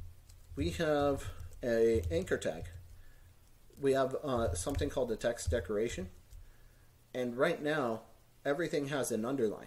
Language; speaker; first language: English; native; English